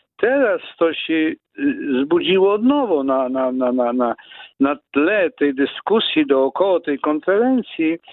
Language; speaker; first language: Polish; non-native, fluent; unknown